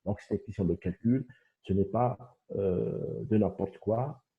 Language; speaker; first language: French; non-native, local second language; Arabic